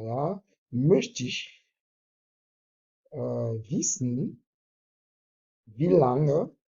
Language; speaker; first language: German; non-native, fluent; French